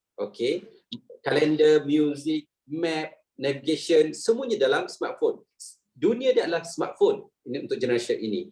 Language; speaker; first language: Malay; native; Malay